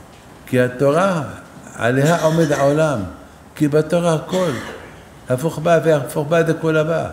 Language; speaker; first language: Hebrew; non-native, fluent; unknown